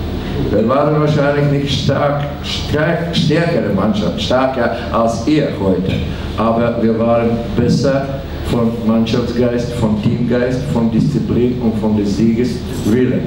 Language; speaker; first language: German; non-native, learner; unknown